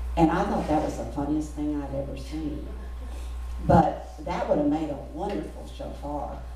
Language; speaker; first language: English; native; English